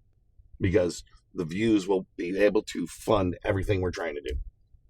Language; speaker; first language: English; native; English